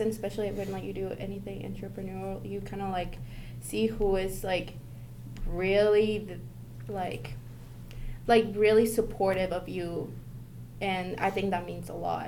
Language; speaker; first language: English; non-native, fluent; Spanish